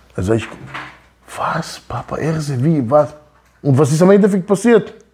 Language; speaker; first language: German; early bilingual, other home language; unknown